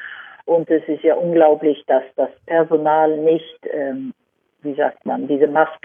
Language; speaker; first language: German; non-native, fluent; Swedish